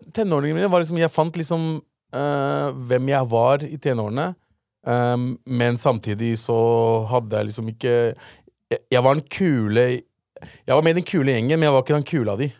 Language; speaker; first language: Norwegian; early bilingual, other home language; Urdu